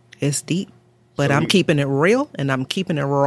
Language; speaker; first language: English; native; English